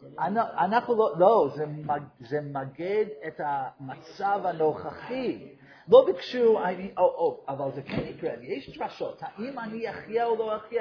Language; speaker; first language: Hebrew; non-native, fluent; English